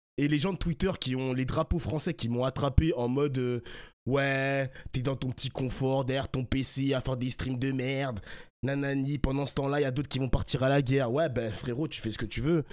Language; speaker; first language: French; early bilingual, other home language; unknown